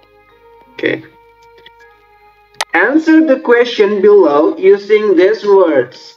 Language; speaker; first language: English; non-native, learner; Indonesian